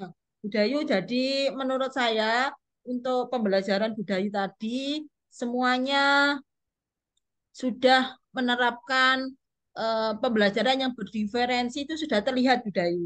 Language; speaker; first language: Indonesian; native; Indonesian